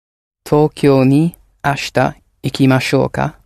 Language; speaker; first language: Japanese; non-native, learner; English